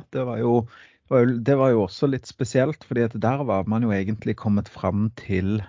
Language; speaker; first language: Norwegian; native; Norwegian